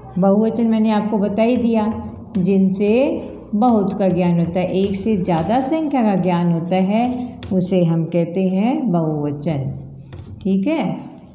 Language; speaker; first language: Hindi; native; Hindi